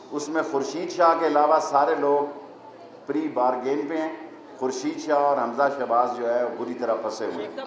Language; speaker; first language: Urdu; non-native, local second language; Punjabi